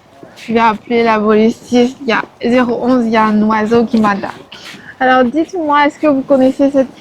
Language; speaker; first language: French; early bilingual, other home language; Chinese